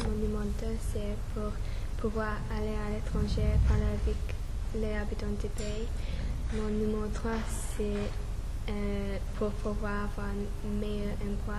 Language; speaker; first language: French; non-native, learner; English